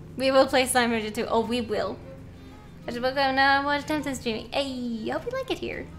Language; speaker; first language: English; non-native, fluent; Norwegian